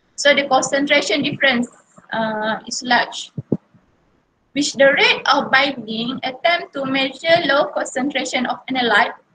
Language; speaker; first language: English; non-native, local second language; Malay